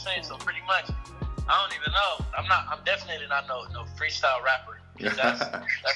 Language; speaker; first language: English; native; English